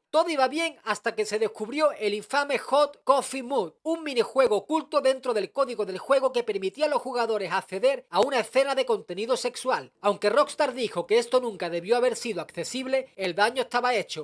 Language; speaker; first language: Spanish; native; Spanish